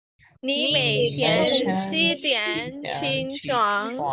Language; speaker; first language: Chinese; non-native, learner; Urdu